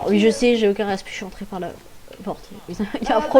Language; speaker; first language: French; native; French